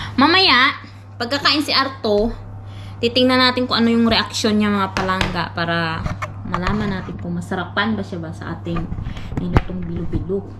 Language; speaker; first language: Filipino; non-native, local second language; Hiligaynon